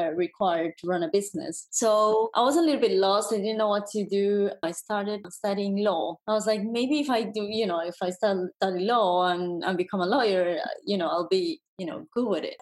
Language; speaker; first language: English; non-native, fluent; Spanish